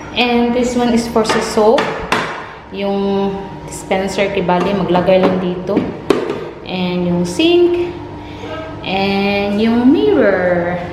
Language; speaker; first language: Filipino; non-native, local second language; Cebuano